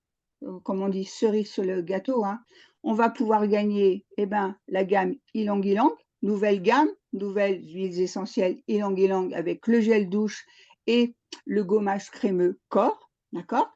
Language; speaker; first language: French; native; French